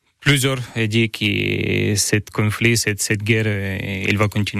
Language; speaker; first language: French; non-native, learner; Ukrainian